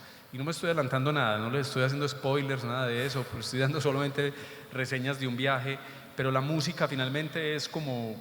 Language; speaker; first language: Spanish; native; Spanish